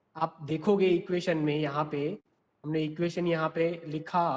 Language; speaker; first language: Hindi; non-native, local second language; Gujarati